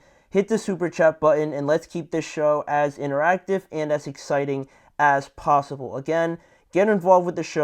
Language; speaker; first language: English; native; English